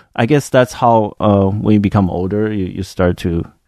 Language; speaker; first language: English; non-native, fluent; Chinese